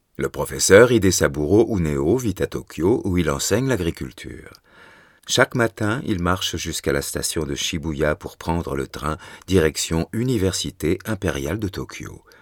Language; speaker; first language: French; native; French